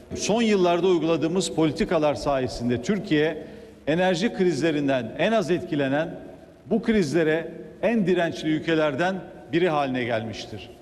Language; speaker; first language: Turkish; native; Turkish